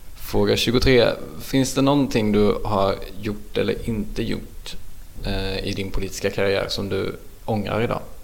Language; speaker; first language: Swedish; native; Swedish